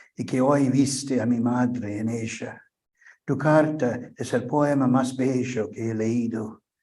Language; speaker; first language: Spanish; non-native, fluent; English